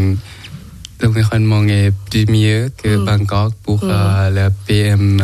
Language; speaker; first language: French; non-native, learner; Thai